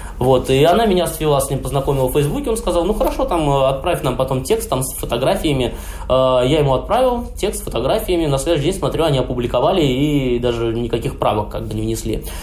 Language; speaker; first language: Russian; native; Russian